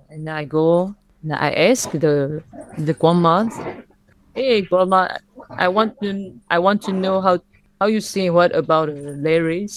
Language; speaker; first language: English; non-native, learner; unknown